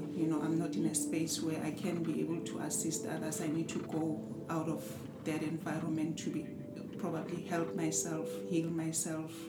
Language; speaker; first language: English; non-native, local second language; Southern Sotho